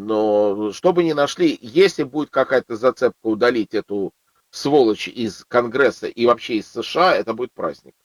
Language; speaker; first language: Russian; native; Russian